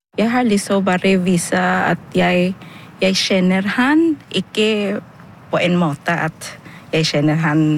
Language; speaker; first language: Norwegian; non-native, fluent; Filipino